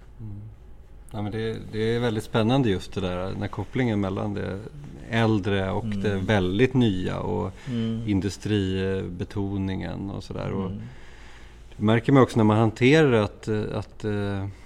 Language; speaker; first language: Swedish; native; Swedish